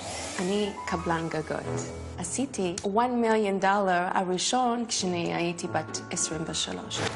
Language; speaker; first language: Hebrew; non-native, fluent; English